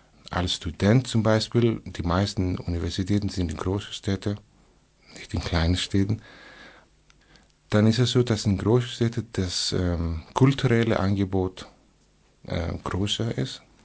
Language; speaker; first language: German; non-native, fluent; Greek